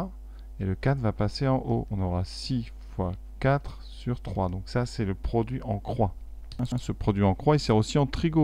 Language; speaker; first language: French; native; French